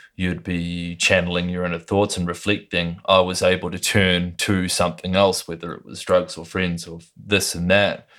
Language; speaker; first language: English; native; English